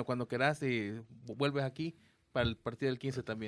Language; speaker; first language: Spanish; native; Spanish